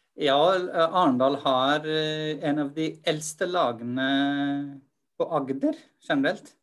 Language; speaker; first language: Norwegian; non-native, fluent; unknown